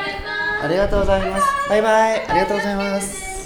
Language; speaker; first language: Japanese; non-native, learner; Korean